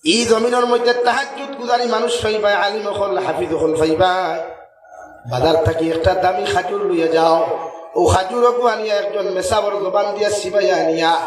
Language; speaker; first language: Bangla; non-native, local second language; Sylheti